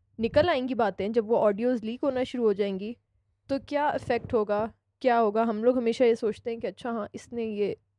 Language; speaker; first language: Urdu; native; Urdu